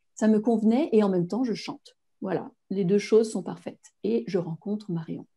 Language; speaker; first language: French; native; French